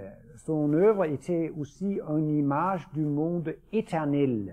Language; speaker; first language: French; non-native, fluent; Danish